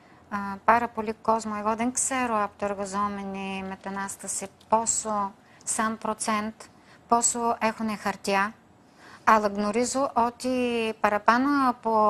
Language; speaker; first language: Greek; non-native, fluent; Bulgarian